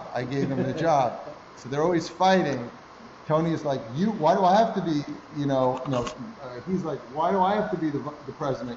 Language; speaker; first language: English; native; English